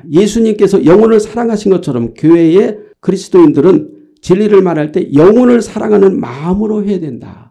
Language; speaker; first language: Korean; native; Korean